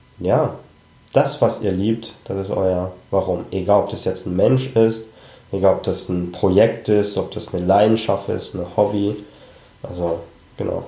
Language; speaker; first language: German; early bilingual, other home language; Cantonese